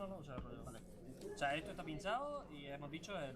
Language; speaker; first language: Spanish; native; Spanish